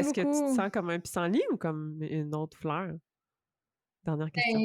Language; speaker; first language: French; native; French